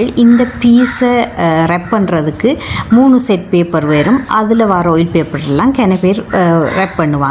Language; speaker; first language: Tamil; native; Tamil